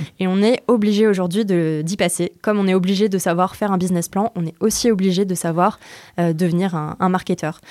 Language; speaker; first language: French; native; French